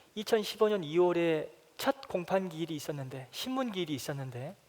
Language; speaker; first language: Korean; native; Korean